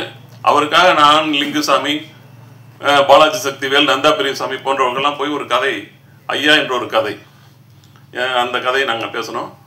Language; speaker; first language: Tamil; native; Tamil